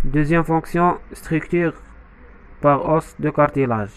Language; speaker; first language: French; non-native, local second language; Arabic